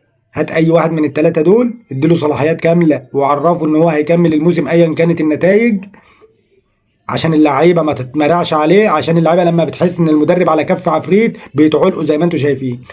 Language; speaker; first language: Arabic; native; Arabic